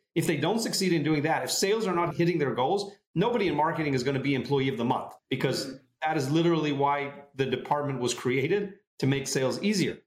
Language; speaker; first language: English; non-native, fluent; Hebrew